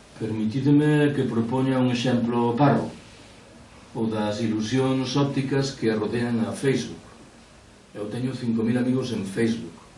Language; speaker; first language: Galician; non-native, local second language; Spanish